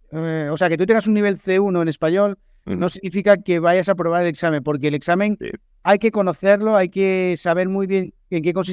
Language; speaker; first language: Spanish; native; Spanish